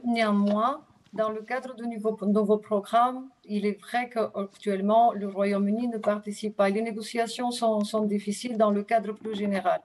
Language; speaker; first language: French; non-native, fluent; Bulgarian